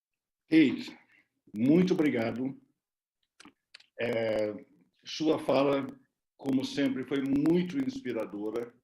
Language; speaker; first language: Portuguese; non-native, fluent; English